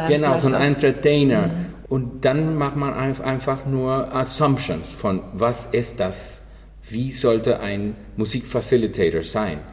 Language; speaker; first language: German; non-native, fluent; Spanish